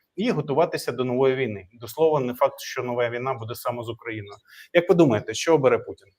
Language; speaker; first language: Ukrainian; native; Ukrainian